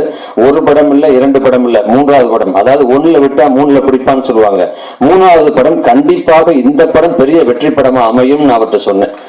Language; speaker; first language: Tamil; native; Tamil